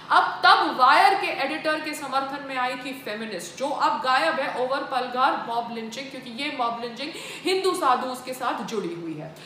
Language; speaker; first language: Hindi; native; Hindi